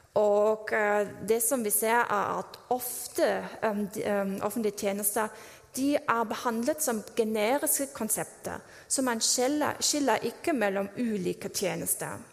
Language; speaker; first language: Norwegian; non-native, fluent; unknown